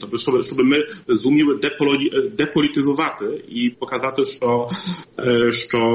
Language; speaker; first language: Polish; non-native, learner; Ukrainian